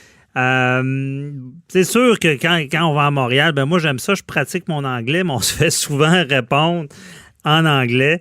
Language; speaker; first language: French; native; French